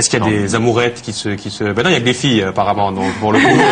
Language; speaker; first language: French; native; French